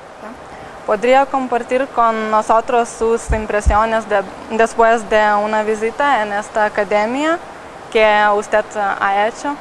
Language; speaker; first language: Spanish; non-native, learner; Lithuanian